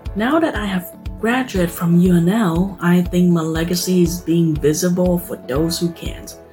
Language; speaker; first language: English; non-native, fluent; Vietnamese